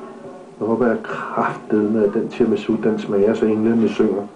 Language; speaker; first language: Danish; native; Danish